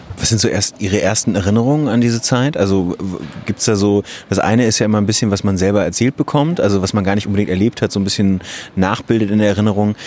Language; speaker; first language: German; native; German